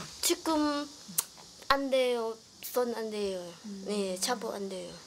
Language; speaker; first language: Korean; non-native, learner; Thai